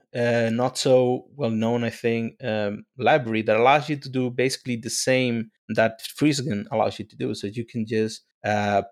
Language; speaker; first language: English; non-native, fluent; Spanish